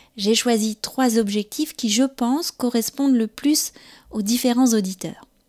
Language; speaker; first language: French; native; French